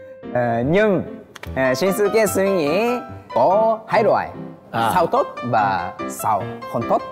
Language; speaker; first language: Vietnamese; non-native, learner; Japanese